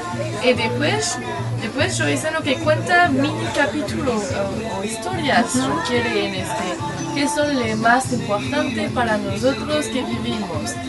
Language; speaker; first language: Spanish; non-native, learner; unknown